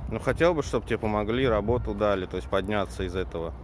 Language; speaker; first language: Russian; native; Russian